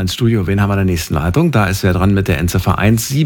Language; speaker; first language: German; native; German